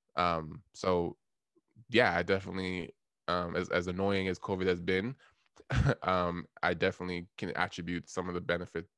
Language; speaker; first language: English; native; English